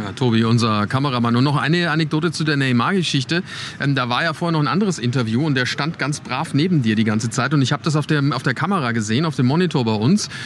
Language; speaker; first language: German; native; German